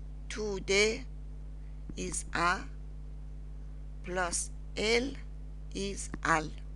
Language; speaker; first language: English; non-native, fluent; Persian